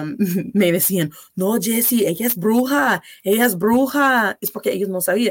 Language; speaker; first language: Spanish; non-native, fluent; English